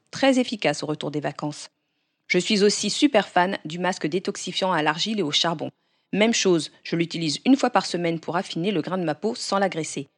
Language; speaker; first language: French; native; French